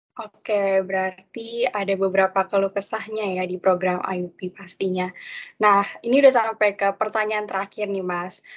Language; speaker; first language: Indonesian; native; Indonesian